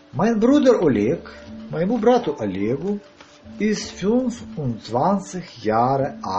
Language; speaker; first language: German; non-native, learner; Russian